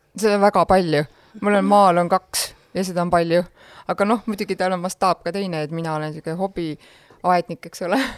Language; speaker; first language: Estonian; native; Estonian